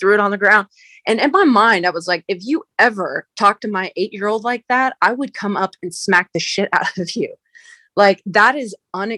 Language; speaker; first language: English; native; English